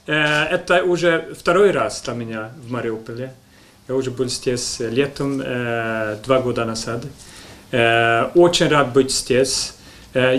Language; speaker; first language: Russian; non-native, learner; Swedish